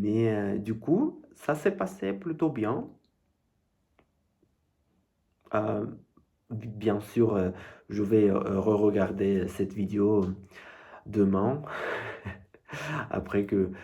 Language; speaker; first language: French; non-native, fluent; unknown